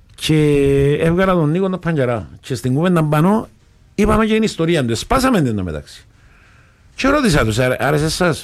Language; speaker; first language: Greek; native; Greek